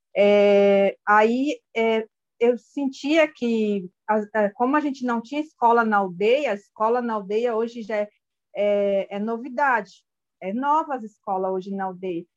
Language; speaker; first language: Portuguese; non-native, local second language; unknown